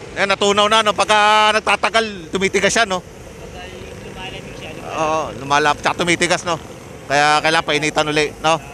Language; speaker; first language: Filipino; native; Filipino